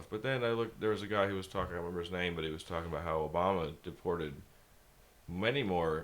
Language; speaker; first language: English; native; English